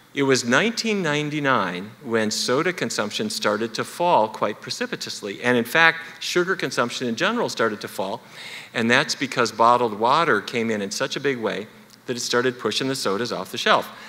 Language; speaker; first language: English; native; English